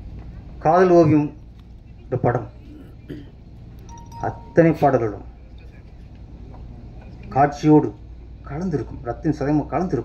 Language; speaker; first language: Tamil; native; Tamil